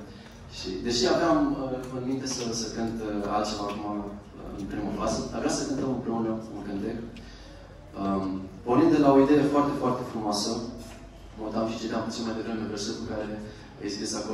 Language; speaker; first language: Romanian; native; Romanian